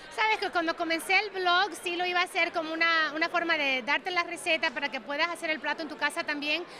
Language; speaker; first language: Spanish; early bilingual, heritage; Spanish